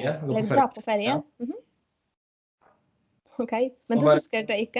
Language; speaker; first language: Norwegian; non-native, fluent; Polish